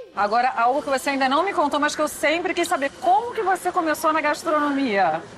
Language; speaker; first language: Portuguese; native; Portuguese